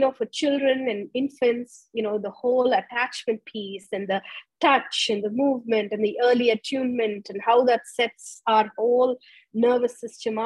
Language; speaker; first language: English; non-native, local second language; Tamil